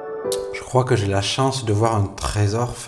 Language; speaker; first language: French; native; French